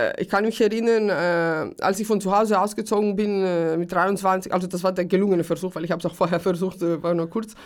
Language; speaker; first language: German; early bilingual, other home language; Greek